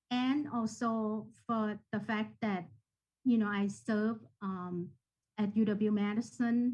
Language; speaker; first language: English; non-native, fluent; Thai